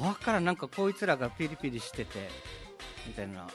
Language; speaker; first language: Japanese; native; Japanese